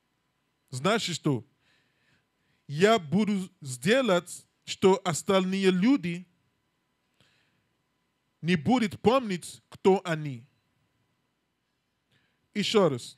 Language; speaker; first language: Russian; non-native, learner; English